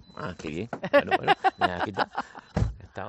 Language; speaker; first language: Spanish; native; Spanish